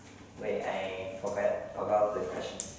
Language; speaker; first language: English; non-native, learner; Vietnamese